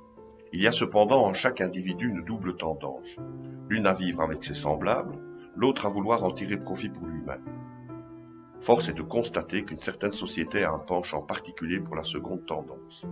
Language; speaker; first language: French; native; French